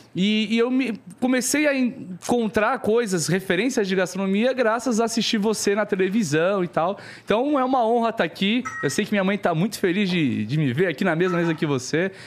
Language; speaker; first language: Portuguese; native; Portuguese